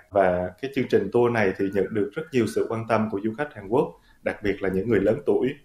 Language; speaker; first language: Vietnamese; native; Vietnamese